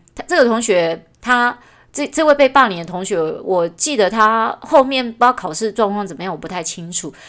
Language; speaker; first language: Chinese; native; Chinese